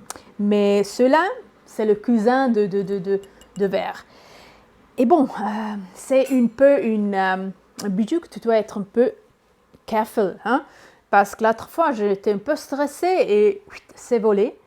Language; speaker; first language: French; non-native, learner; Italian